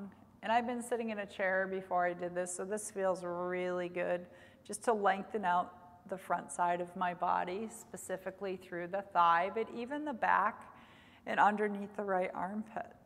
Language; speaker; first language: English; native; English